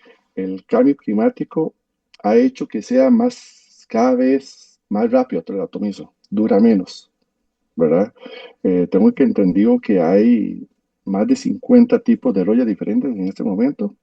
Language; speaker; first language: Spanish; native; Spanish